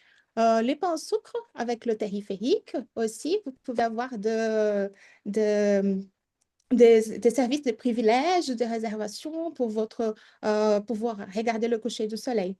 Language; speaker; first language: French; non-native, fluent; Portuguese